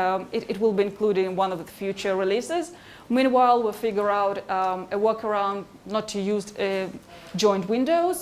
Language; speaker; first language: English; non-native, fluent; Hebrew